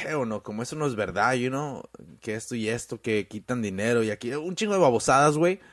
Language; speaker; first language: Spanish; early bilingual, heritage; Spanish